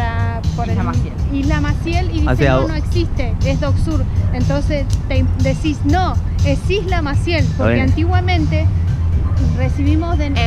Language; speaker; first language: Spanish; native; Spanish